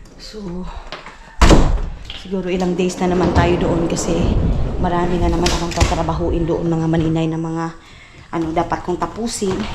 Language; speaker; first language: Filipino; non-native, local second language; Cebuano